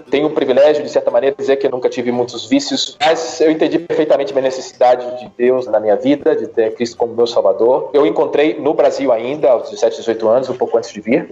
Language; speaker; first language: Portuguese; native; Portuguese